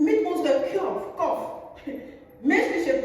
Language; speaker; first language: German; non-native, learner; French